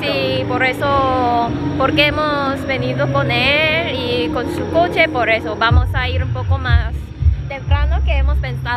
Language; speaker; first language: Spanish; non-native, fluent; Korean